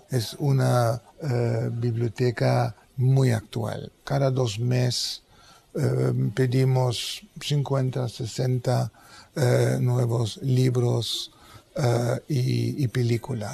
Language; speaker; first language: Spanish; non-native, fluent; German